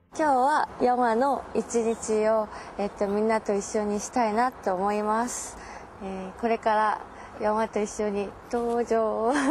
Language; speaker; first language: Japanese; non-native, fluent; Korean